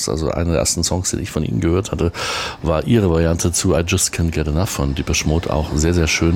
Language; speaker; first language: German; native; German